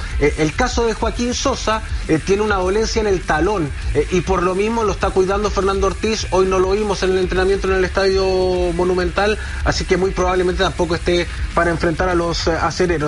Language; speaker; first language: Spanish; native; Spanish